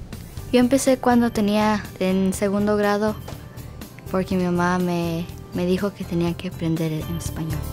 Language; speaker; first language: Spanish; non-native, learner; English